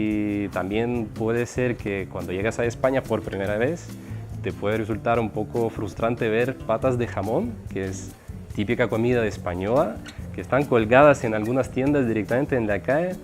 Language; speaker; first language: Spanish; non-native, fluent; Russian